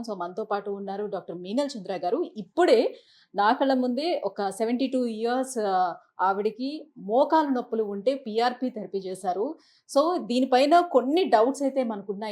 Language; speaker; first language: Telugu; native; Telugu